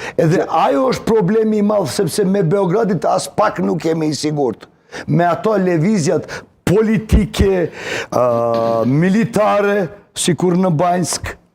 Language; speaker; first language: Albanian; non-native, local second language; Serbian